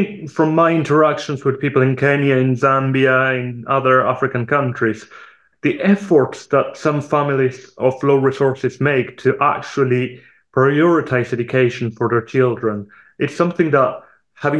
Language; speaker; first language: English; non-native, fluent; Spanish